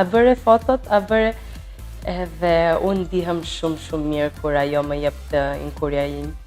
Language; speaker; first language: Albanian; early bilingual, heritage; Albanian